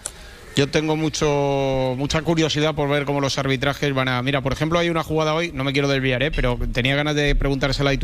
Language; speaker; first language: Spanish; native; Spanish